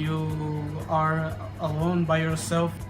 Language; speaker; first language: English; non-native, learner; Portuguese